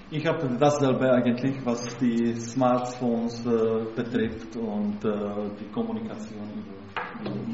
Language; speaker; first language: German; non-native, learner; Czech